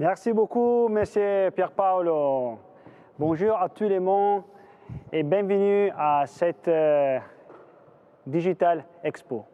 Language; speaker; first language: French; non-native, fluent; Italian